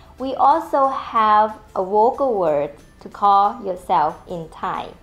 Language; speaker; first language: English; non-native, fluent; Thai